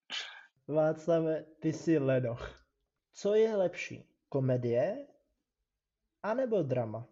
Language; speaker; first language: Czech; non-native, fluent; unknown